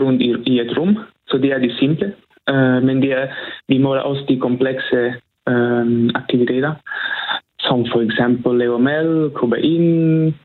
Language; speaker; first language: Danish; non-native, fluent; Italian